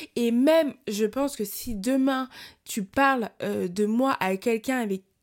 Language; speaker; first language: French; native; French